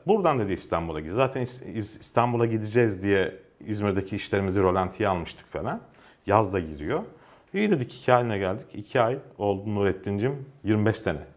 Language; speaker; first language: Turkish; native; Turkish